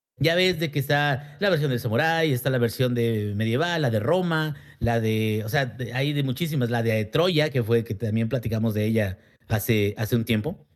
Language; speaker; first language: Spanish; native; Spanish